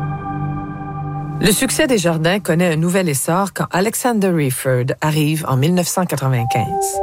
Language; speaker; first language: French; native; French